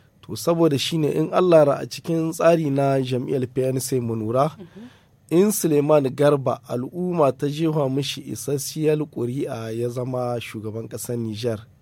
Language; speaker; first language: Hausa; native; Hausa